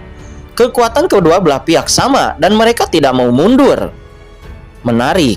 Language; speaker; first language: Indonesian; native; Indonesian